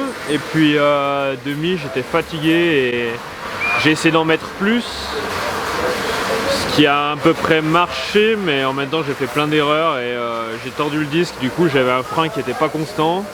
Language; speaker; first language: French; native; French